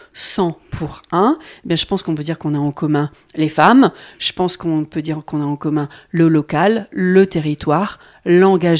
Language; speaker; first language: French; native; French